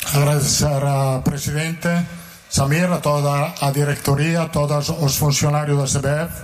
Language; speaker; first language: Portuguese; non-native, learner; Italian